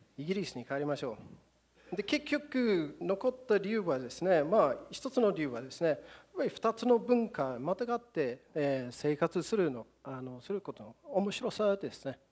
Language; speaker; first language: Japanese; non-native, fluent; English